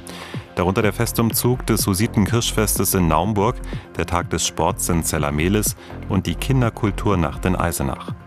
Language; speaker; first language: German; native; German